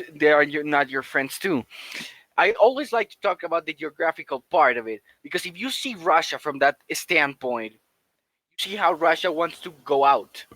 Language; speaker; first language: English; non-native, fluent; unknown